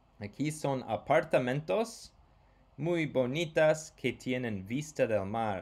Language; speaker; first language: Spanish; non-native, fluent; English